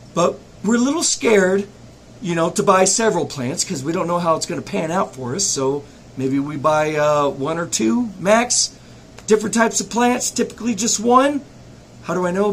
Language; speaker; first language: English; native; English